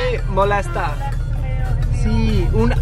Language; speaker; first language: Spanish; non-native, learner; English